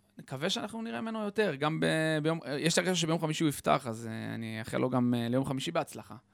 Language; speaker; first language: Hebrew; native; Hebrew